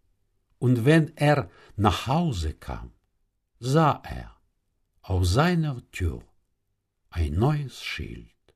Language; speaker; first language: German; non-native, fluent; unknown